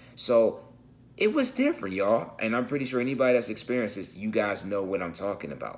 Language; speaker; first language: English; native; English